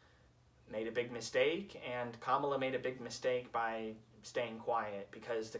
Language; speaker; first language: English; native; English